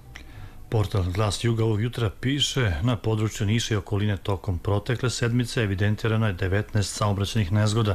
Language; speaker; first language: Serbian; native; Serbian